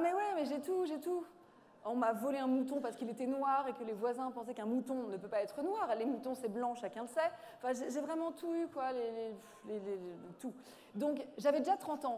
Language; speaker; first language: French; native; French